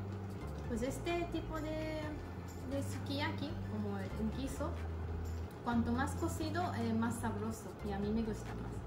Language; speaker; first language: Spanish; non-native, fluent; Japanese